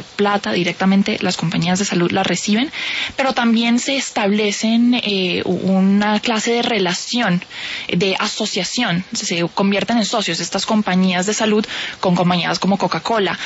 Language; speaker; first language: Spanish; native; Spanish